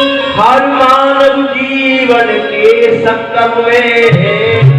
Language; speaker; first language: Hindi; native; Hindi